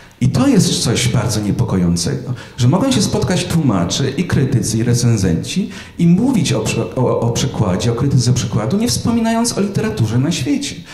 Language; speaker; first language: Polish; native; Polish